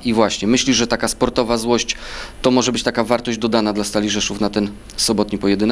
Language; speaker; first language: Polish; native; Polish